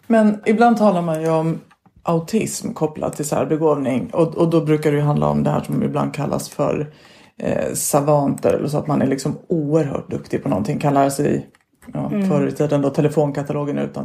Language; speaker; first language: Swedish; native; Swedish